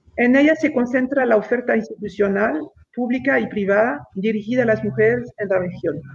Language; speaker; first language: Spanish; non-native, fluent; French